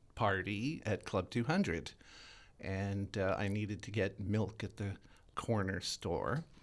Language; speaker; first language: English; native; English